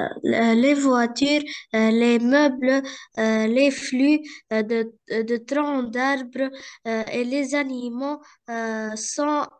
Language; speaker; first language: French; non-native, learner; Arabic